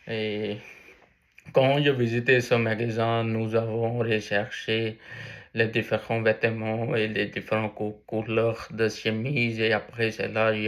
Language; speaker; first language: French; non-native, learner; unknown